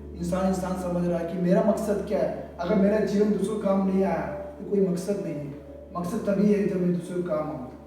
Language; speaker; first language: Hindi; early bilingual, other home language; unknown